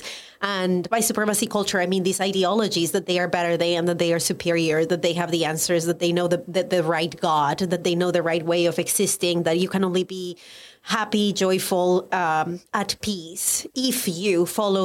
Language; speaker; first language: English; non-native, fluent; Spanish